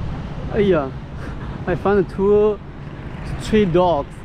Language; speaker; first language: English; non-native, learner; Chinese